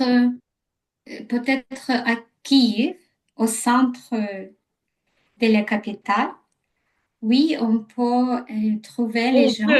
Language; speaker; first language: French; non-native, learner; Ukrainian